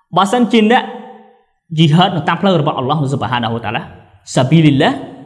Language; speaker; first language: Khmer; non-native, local second language; Eastern Cham